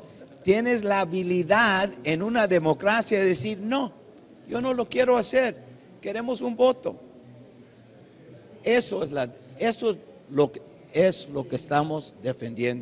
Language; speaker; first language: Spanish; early bilingual, heritage; English